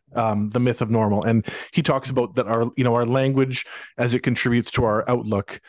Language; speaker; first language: English; native; English